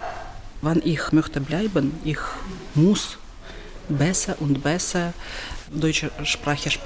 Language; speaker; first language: German; non-native, learner; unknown